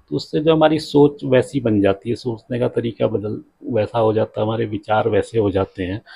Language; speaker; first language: Hindi; native; Hindi